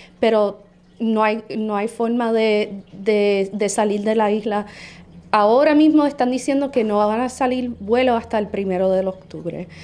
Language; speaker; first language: Spanish; early bilingual, heritage; Spanish